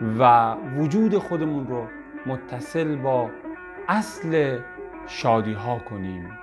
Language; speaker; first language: Persian; native; Persian